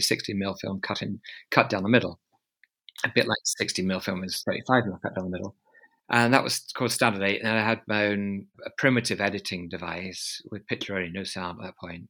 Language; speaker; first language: English; native; English